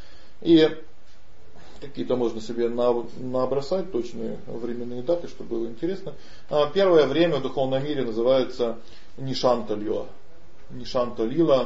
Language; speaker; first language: Russian; native; Russian